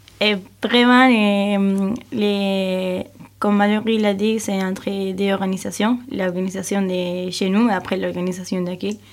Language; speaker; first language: French; non-native, learner; Spanish